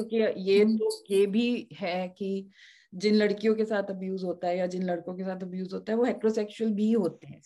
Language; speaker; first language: Hindi; native; Hindi